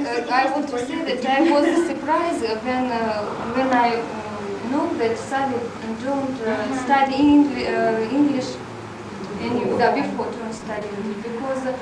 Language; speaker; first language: English; non-native, learner; Russian